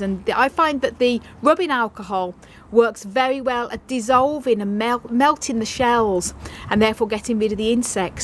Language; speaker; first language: English; native; English